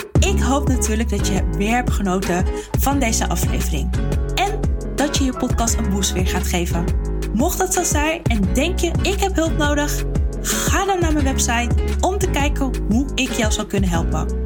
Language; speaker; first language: Dutch; native; Dutch